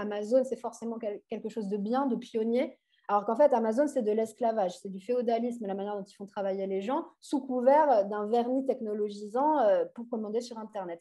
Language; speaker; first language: French; native; French